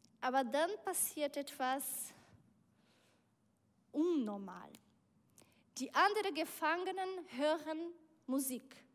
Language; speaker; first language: German; non-native, learner; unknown